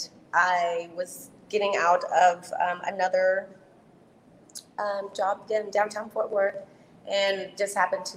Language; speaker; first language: English; native; English